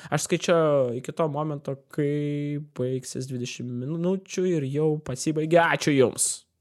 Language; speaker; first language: Lithuanian; non-native, local second language; Russian